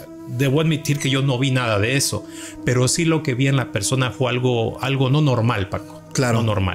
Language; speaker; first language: Spanish; native; Spanish